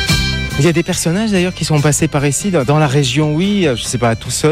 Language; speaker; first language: French; native; French